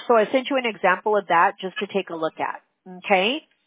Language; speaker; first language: English; early bilingual, other home language; Spanish